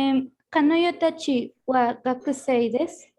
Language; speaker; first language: Japanese; non-native, learner; Spanish